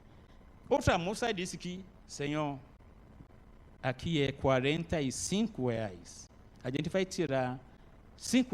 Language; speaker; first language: Portuguese; non-native, learner; Arabic